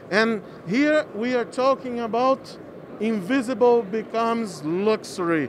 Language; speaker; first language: English; non-native, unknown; Portuguese